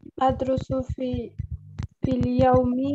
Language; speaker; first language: Arabic; non-native, learner; Uzbek